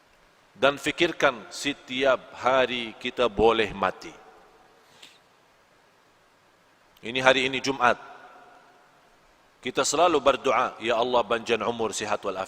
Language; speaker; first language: Indonesian; non-native, fluent; Arabic